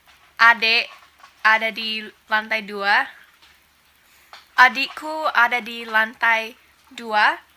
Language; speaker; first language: Indonesian; non-native, fluent; English